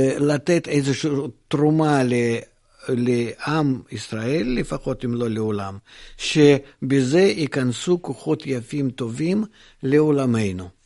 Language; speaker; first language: Hebrew; non-native, fluent; Russian